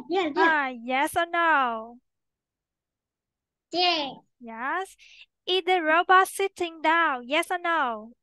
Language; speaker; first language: English; non-native, fluent; Vietnamese